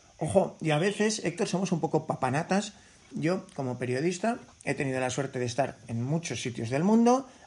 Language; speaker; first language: Spanish; native; Spanish